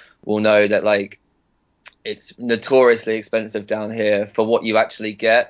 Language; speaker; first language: English; native; English